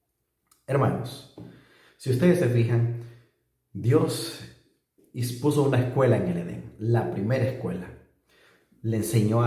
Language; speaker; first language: Spanish; native; Spanish